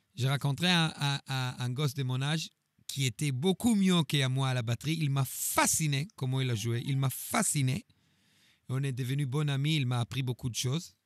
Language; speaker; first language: French; non-native, fluent; Hebrew